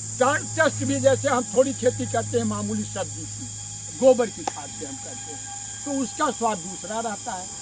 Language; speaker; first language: Hindi; native; Hindi